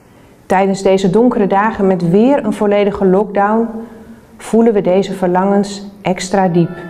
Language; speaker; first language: Dutch; native; Dutch